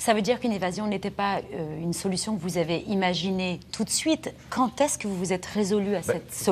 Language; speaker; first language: French; native; French